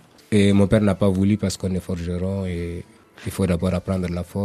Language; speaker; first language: French; non-native, local second language; Tamasheq